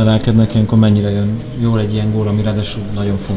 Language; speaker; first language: Hungarian; native; Hungarian